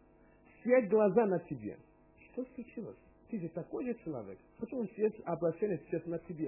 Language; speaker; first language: Russian; non-native, learner; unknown